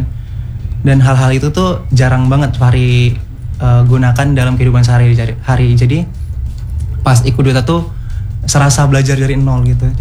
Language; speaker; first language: Indonesian; non-native, local second language; Javanese